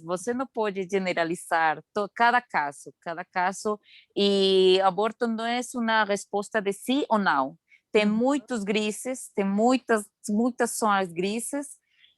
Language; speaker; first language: Portuguese; non-native, learner; Spanish